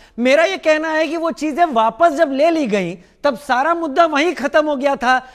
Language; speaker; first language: Hindi; native; Hindi